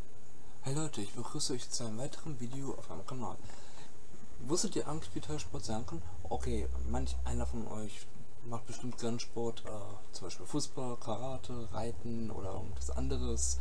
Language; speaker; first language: German; native; German